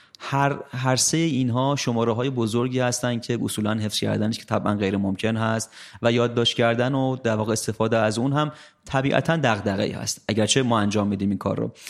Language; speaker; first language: Persian; native; Persian